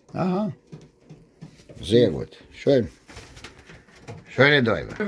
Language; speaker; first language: German; non-native, learner; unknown